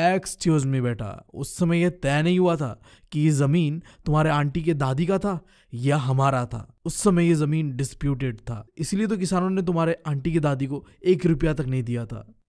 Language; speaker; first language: Hindi; non-native, local second language; Bangla